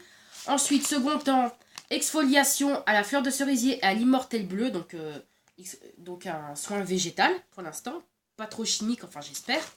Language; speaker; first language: French; native; French